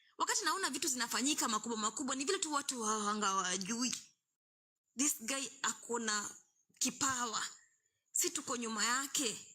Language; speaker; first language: Swahili; non-native, local second language; Luo (Kenya and Tanzania)